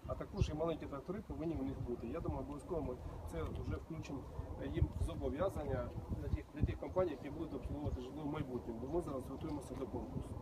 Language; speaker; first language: Ukrainian; non-native, local second language; Russian